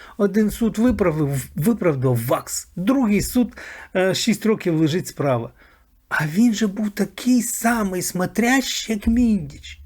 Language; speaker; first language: Ukrainian; native; Ukrainian